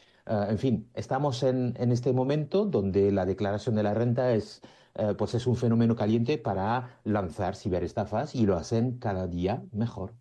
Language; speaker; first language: Spanish; native; Spanish